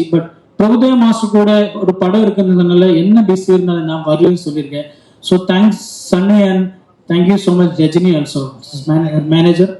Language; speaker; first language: Tamil; non-native, learner; Malayalam